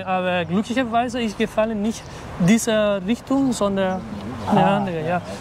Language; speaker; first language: German; non-native, fluent; Spanish